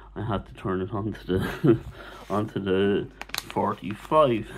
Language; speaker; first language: English; native; English